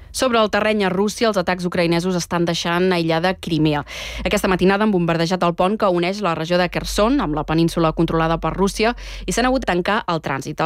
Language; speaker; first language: Catalan; native; Catalan